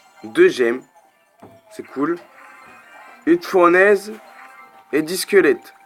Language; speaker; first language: French; native; French